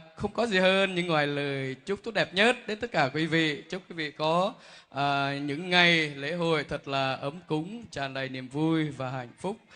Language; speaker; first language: Vietnamese; non-native, local second language; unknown